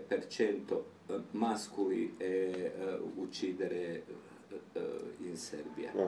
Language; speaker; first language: Italian; non-native, learner; Serbian